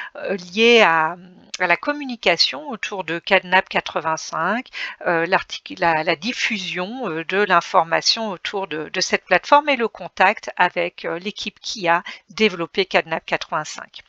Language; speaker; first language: French; native; French